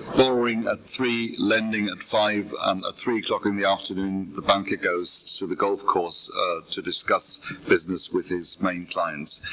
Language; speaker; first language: English; non-native, fluent; German